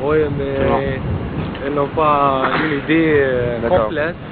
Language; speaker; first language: French; non-native, fluent; Arabic